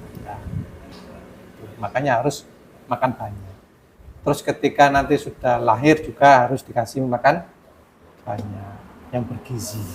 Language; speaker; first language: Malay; non-native, local second language; Javanese